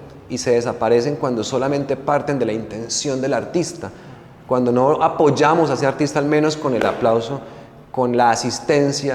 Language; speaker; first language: Spanish; native; Spanish